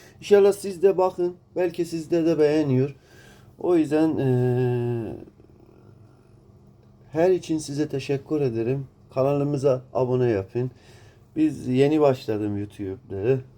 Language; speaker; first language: Turkish; non-native, learner; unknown